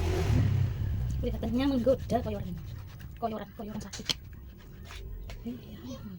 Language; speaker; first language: Indonesian; non-native, local second language; Javanese